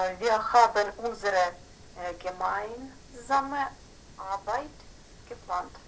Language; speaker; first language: German; non-native, learner; Ukrainian